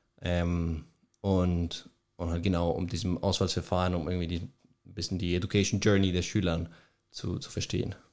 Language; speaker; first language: German; non-native, fluent; Spanish